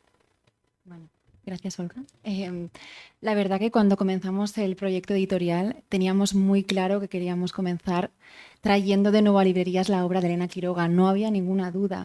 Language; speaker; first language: Spanish; native; Spanish